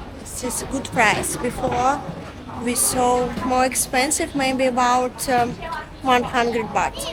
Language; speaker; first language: English; non-native, learner; Russian